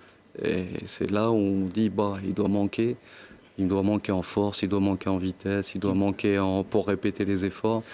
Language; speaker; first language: French; native; French